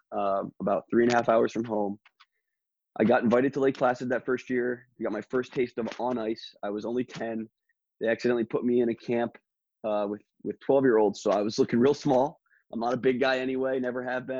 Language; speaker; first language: English; native; English